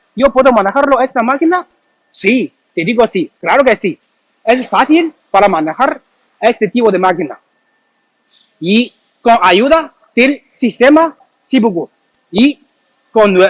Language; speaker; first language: Spanish; non-native, learner; Chinese